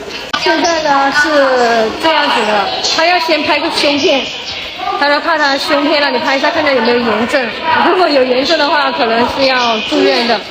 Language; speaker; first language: Chinese; native; Chinese